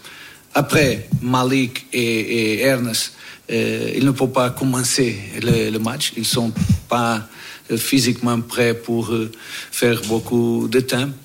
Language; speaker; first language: French; non-native, learner; Portuguese